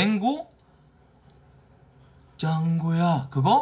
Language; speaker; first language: Korean; native; Korean